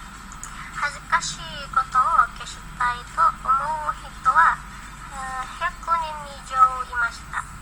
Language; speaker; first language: Japanese; non-native, learner; Indonesian